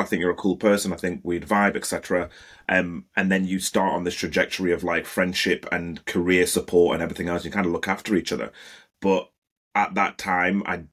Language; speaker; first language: English; native; English